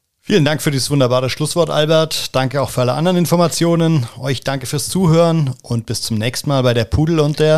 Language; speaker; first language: German; native; German